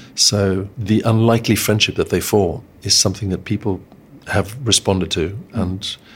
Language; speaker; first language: English; native; English